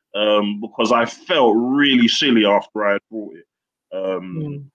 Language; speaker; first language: English; native; English